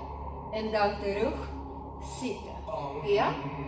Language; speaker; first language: Dutch; non-native, learner; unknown